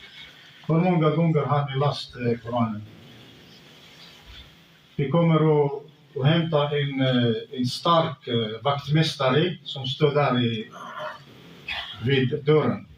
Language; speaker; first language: Swedish; non-native, fluent; Arabic